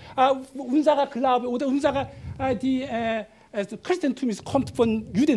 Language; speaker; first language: German; non-native, learner; Korean